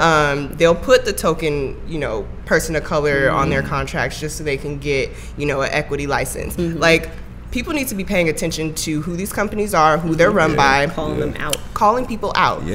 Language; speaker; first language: English; native; English